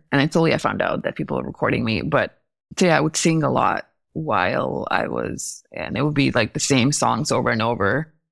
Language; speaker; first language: English; non-native, local second language; Hindi